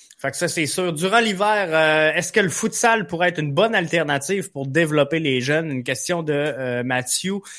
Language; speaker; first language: French; native; French